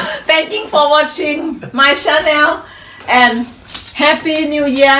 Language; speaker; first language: English; non-native, learner; Thai